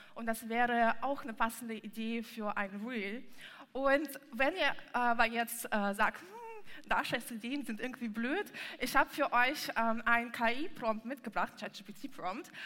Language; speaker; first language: German; non-native, fluent; Russian